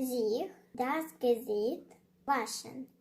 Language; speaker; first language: German; non-native, learner; Ukrainian